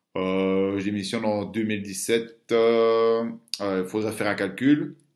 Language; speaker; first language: French; native; French